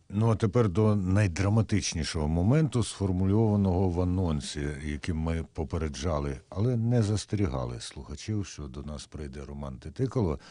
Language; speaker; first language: Ukrainian; native; Ukrainian